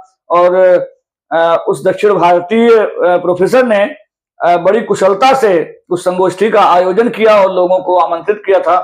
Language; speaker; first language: Hindi; native; Hindi